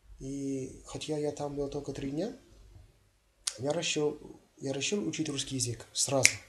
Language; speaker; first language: Russian; non-native, learner; English